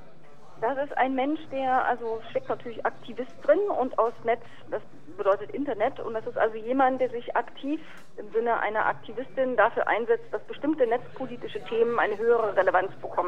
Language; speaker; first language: German; native; German